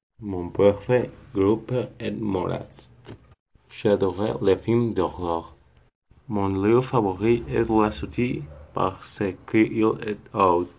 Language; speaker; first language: French; non-native, learner; Spanish